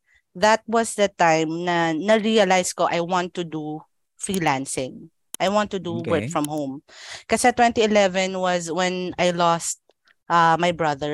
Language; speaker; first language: English; non-native, local second language; Filipino